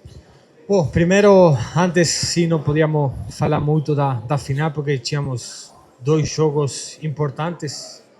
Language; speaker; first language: Portuguese; non-native, fluent; Spanish